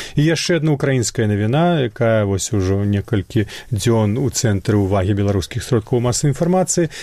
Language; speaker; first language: Belarusian; native; Belarusian